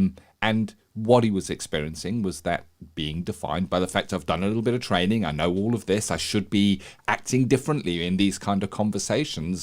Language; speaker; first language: English; native; English